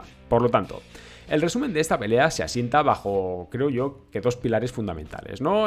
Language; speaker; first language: Spanish; native; Spanish